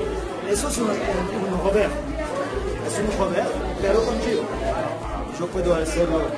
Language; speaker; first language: Spanish; non-native, learner; French